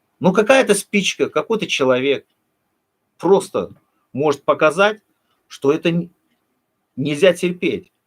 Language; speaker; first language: Russian; non-native, local second language; Turkmen